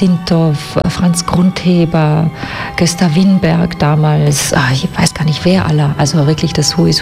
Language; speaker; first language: German; native; German